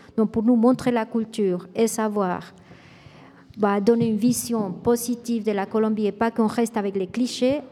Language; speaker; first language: French; non-native, fluent; Spanish